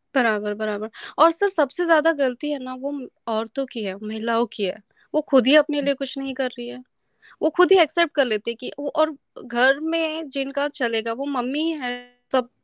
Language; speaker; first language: Hindi; non-native, local second language; Marathi